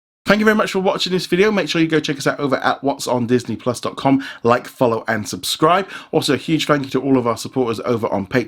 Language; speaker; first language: English; native; English